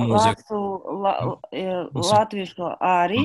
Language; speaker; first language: Latvian; non-native, learner; Kazakh